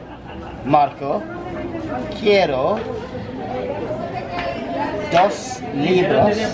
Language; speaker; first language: Spanish; non-native, learner; English